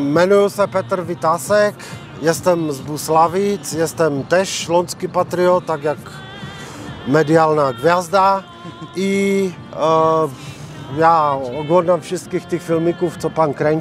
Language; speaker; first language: Polish; non-native, learner; Czech